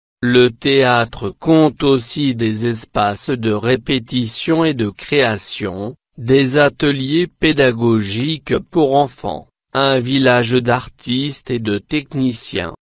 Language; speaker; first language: French; non-native, local second language; Arabic